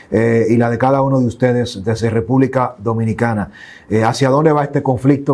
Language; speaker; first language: Spanish; native; Spanish